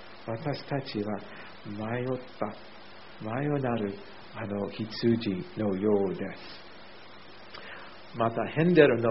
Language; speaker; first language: Japanese; non-native, fluent; English